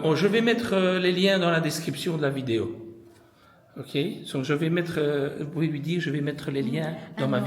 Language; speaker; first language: French; native; French